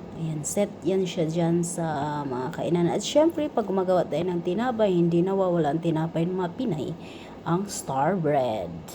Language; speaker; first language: Filipino; non-native, local second language; Cebuano